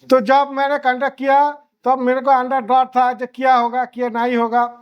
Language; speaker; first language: Hindi; non-native, local second language; Bangla